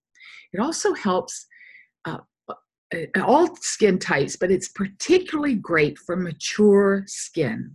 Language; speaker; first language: English; native; English